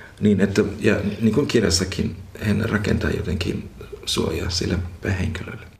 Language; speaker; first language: Finnish; non-native, fluent; German